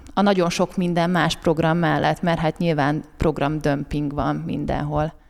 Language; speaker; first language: Hungarian; native; Hungarian